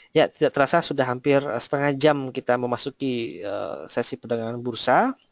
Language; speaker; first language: Indonesian; native; Indonesian